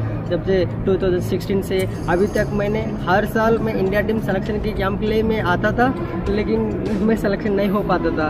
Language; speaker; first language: Hindi; non-native, local second language; Kannada